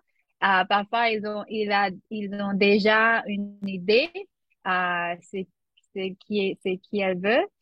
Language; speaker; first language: French; non-native, learner; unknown